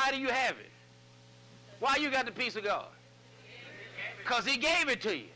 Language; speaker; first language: English; native; English